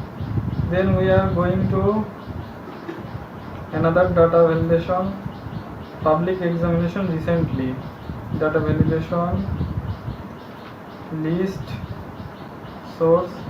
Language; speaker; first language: English; non-native, local second language; Bangla